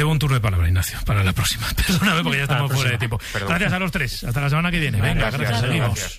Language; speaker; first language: Spanish; native; Spanish